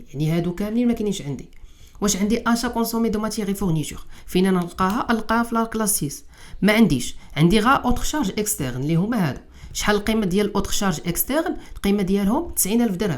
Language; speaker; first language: Arabic; native; Arabic